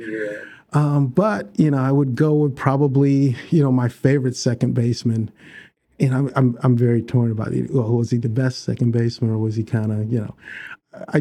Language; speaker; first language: English; native; English